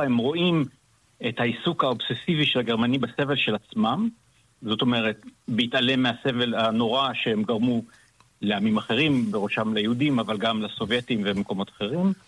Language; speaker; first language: Hebrew; native; Hebrew